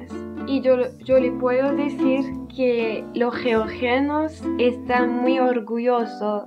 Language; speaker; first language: Spanish; non-native, learner; French